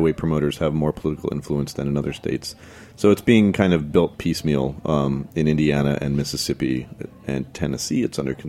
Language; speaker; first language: English; native; English